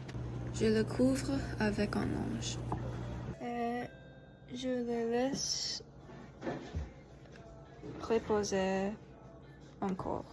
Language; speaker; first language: French; non-native, learner; English